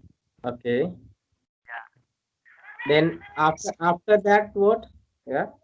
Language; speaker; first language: English; non-native, learner; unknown